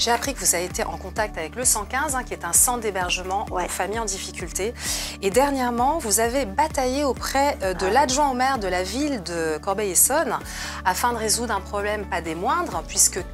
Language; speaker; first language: French; native; French